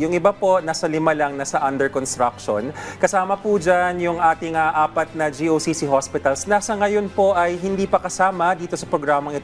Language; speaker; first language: Filipino; native; Filipino